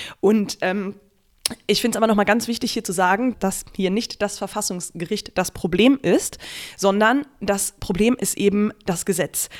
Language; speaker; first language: German; native; German